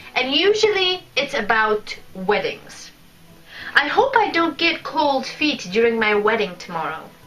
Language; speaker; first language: English; non-native, fluent; Polish